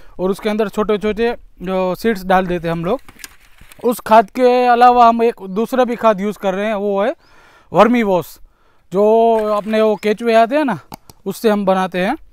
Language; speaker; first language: Hindi; non-native, local second language; Gujarati